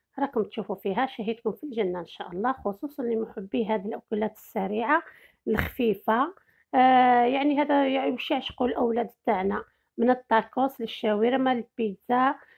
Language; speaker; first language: Arabic; native; Arabic